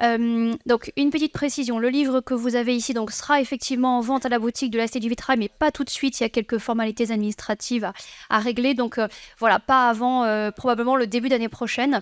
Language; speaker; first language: French; native; French